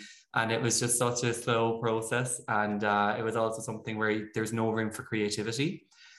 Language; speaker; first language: English; native; English